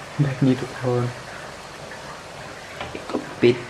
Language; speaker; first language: Thai; early bilingual, heritage; Thai